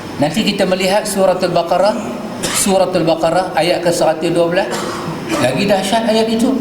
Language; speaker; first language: Malay; native; Malay